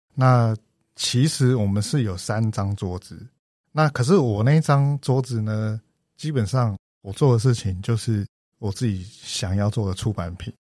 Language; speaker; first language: Chinese; native; Chinese